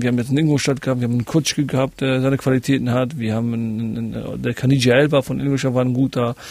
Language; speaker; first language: German; early bilingual, other home language; Kurdish